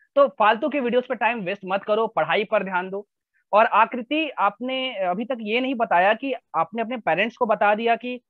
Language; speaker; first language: Hindi; native; Hindi